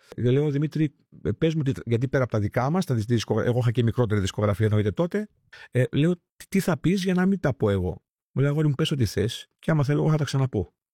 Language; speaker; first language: Greek; early bilingual, heritage; Greek